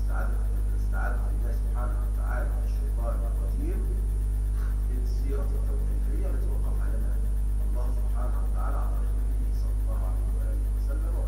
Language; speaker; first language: Arabic; native; Arabic